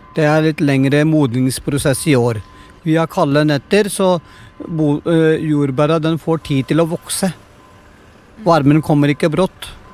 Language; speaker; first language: Norwegian; non-native, fluent; Punjabi